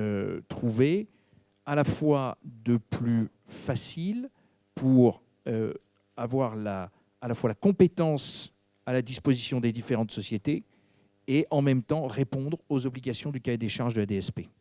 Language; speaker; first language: French; native; French